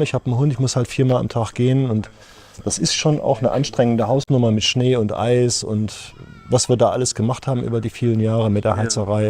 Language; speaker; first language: German; native; German